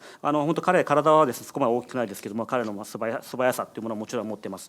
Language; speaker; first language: Japanese; native; Japanese